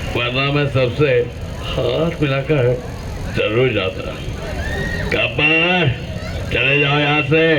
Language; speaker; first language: Hindi; non-native, local second language; Marathi